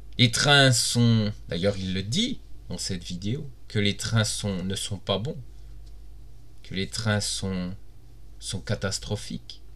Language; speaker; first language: French; native; French